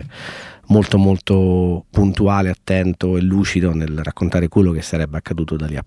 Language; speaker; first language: Italian; native; Italian